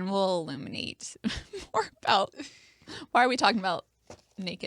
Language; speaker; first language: English; native; English